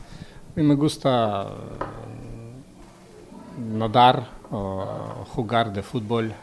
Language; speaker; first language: Spanish; non-native, learner; Ukrainian